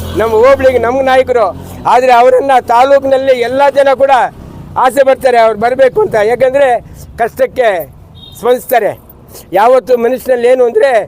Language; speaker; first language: Kannada; native; Kannada